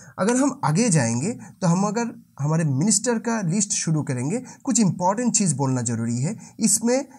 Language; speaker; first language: Hindi; non-native, local second language; Bangla